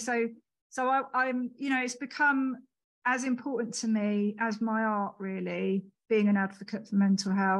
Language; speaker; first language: English; native; English